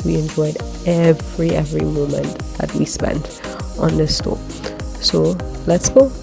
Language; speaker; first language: English; native; English